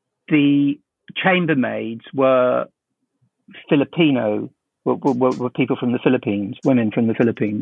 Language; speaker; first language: English; native; English